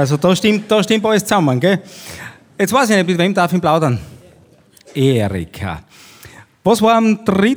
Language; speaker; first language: German; native; German